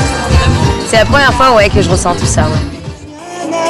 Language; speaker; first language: French; native; French